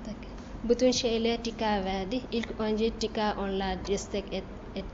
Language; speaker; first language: Turkish; non-native, learner; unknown